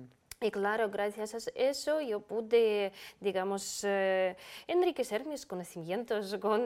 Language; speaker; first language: Spanish; non-native, fluent; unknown